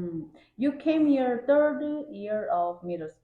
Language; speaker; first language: English; non-native, fluent; Korean